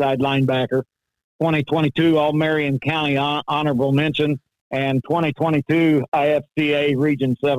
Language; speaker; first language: English; native; English